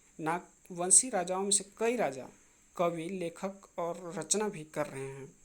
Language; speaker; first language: Hindi; native; Hindi